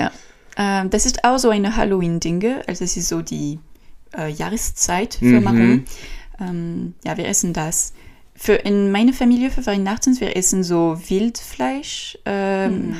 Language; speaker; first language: German; non-native, learner; French